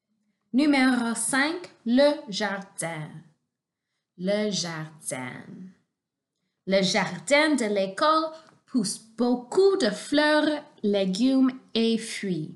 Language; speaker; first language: French; non-native, local second language; English